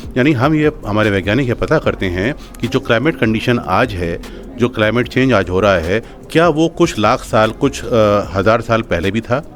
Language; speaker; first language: Hindi; native; Hindi